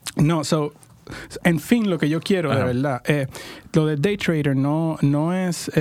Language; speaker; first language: Spanish; native; Spanish